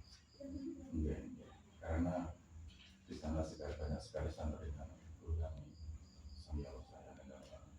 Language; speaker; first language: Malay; non-native, local second language; Javanese